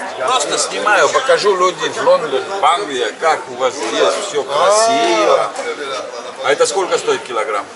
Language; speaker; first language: Russian; non-native, fluent; English